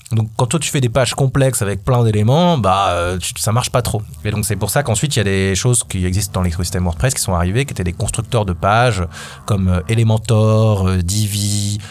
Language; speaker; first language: French; native; French